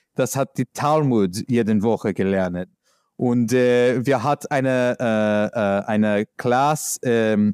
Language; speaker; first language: German; non-native, learner; English